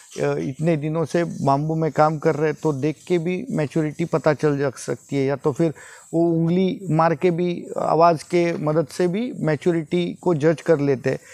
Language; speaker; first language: Hindi; non-native, local second language; Marathi